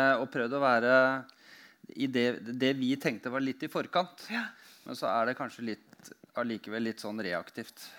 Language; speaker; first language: Norwegian; native; Norwegian